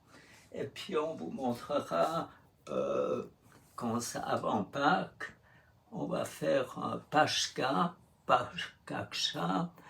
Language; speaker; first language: French; non-native, fluent; Russian